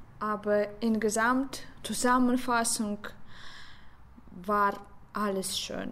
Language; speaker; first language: German; non-native, learner; Russian